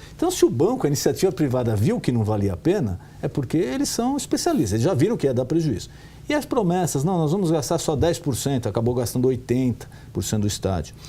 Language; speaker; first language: Portuguese; native; Portuguese